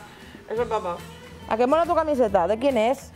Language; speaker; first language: Spanish; native; Spanish